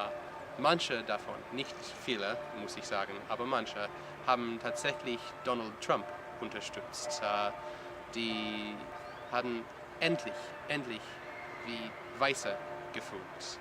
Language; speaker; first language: German; non-native, learner; English